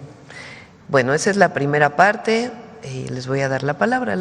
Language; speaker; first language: Spanish; native; Spanish